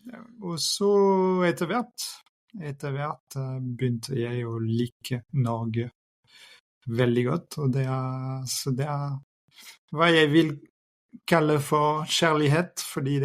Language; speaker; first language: Norwegian; non-native, fluent; French